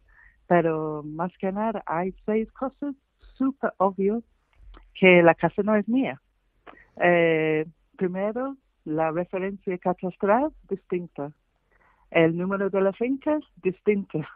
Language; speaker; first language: Spanish; non-native, fluent; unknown